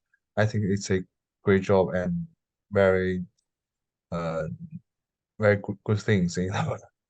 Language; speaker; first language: English; non-native, learner; Chinese